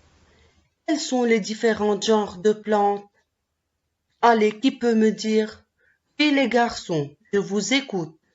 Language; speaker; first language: French; non-native, local second language; Arabic